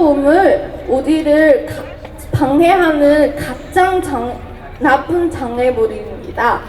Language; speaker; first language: Korean; non-native, fluent; Chinese